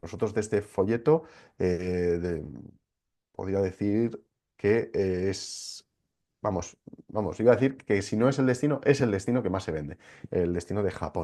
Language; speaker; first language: Spanish; native; Spanish